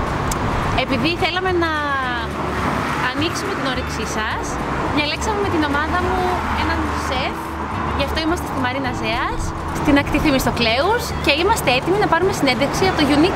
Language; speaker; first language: Greek; native; Greek